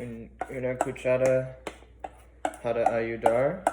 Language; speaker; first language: Spanish; non-native, learner; English